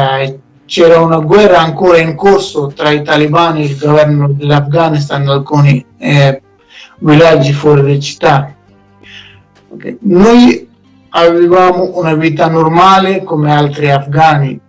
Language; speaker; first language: Italian; non-native, learner; Persian